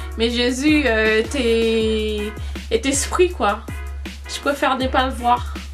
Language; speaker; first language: French; non-native, local second language; Haitian Creole